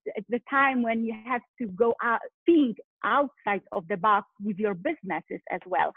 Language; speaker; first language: English; non-native, fluent; Polish